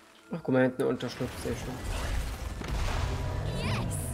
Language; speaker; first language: German; native; German